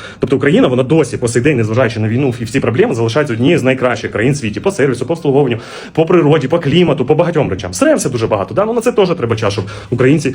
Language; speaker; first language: Ukrainian; native; Ukrainian